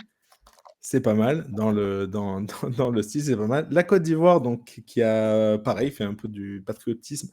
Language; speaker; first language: French; native; French